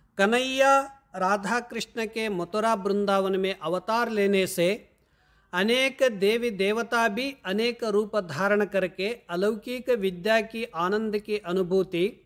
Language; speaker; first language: Hindi; non-native, local second language; Kannada